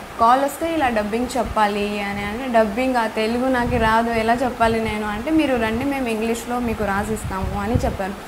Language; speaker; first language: Telugu; non-native, fluent; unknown